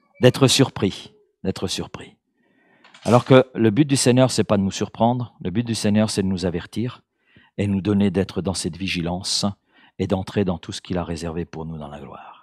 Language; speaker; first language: French; native; French